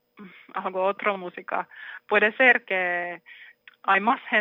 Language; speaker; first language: Spanish; non-native, learner; Finnish